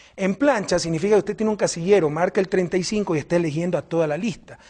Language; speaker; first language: Spanish; native; Spanish